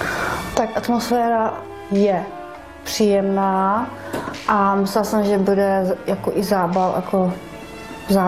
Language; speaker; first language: Czech; non-native, learner; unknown